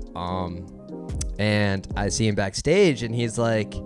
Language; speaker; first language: English; native; English